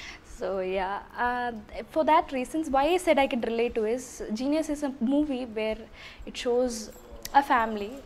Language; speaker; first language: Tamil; non-native, learner; English